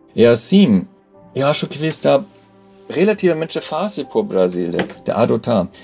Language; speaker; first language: Portuguese; non-native, learner; German